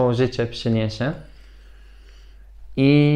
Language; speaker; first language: Polish; non-native, learner; Turkish